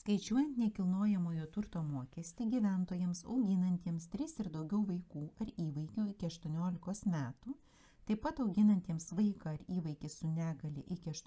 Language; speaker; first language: Lithuanian; native; Lithuanian